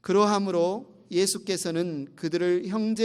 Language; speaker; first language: Korean; native; Korean